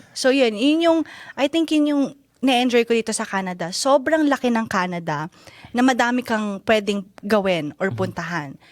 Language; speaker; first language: Filipino; native; Filipino